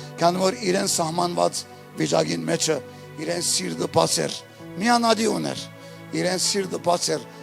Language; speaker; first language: Armenian; early bilingual, heritage; Armenian